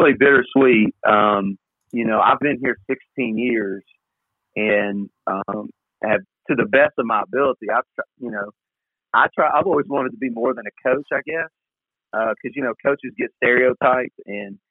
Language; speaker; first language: English; native; English